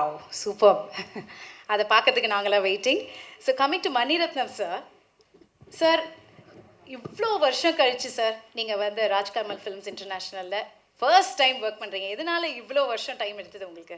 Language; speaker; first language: Tamil; native; Tamil